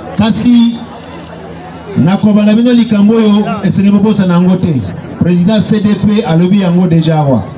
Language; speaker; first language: Lingala; non-native, local second language; Luba-Lulua